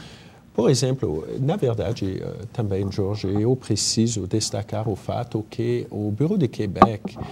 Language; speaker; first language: Portuguese; non-native, fluent; French